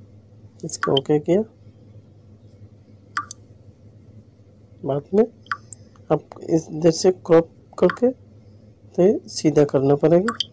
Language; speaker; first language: Hindi; non-native, local second language; Bangla